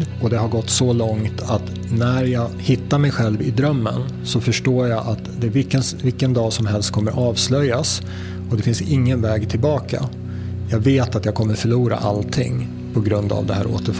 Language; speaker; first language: Swedish; native; Swedish